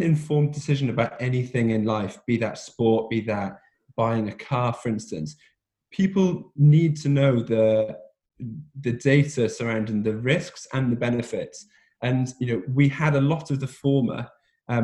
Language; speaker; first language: English; native; English